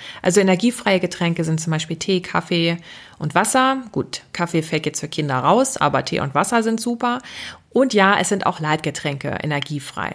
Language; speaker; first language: German; native; German